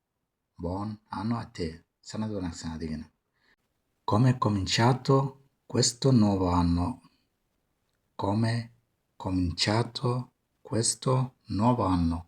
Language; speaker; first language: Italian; non-native, fluent; Somali